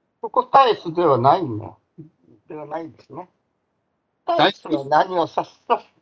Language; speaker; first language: Japanese; non-native, fluent; Chinese